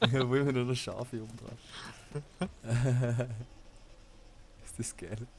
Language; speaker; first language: German; native; German